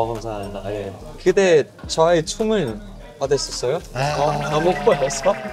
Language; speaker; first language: Korean; non-native, learner; Thai